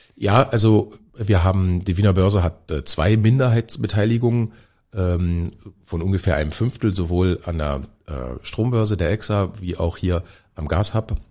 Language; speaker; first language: German; native; German